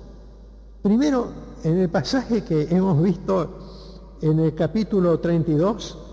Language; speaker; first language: Spanish; native; Spanish